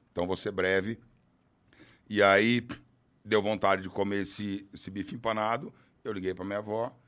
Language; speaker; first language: Portuguese; native; Portuguese